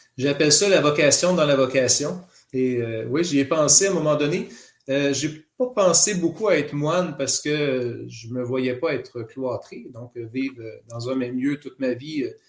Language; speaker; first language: French; native; French